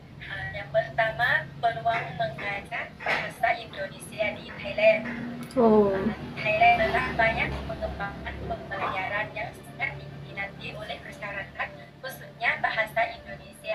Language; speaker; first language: Indonesian; non-native, fluent; Thai